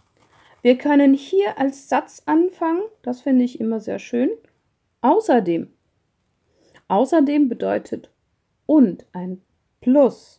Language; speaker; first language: German; non-native, fluent; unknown